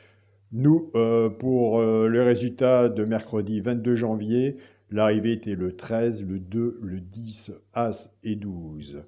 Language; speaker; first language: French; native; French